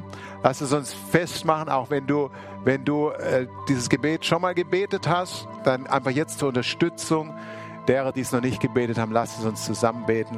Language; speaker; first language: German; native; German